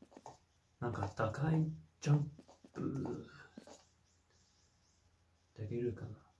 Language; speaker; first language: Japanese; non-native, fluent; English